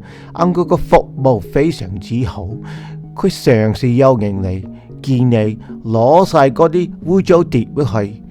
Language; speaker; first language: Cantonese; early bilingual, heritage; Cantonese